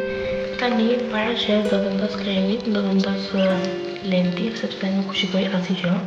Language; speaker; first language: Albanian; early bilingual, heritage; Albanian